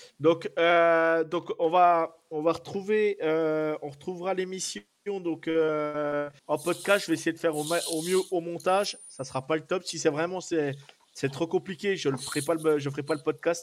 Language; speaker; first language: French; native; French